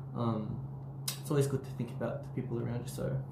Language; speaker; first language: English; early bilingual, other home language; Korean